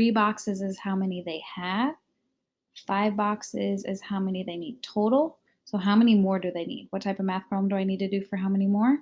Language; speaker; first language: English; native; English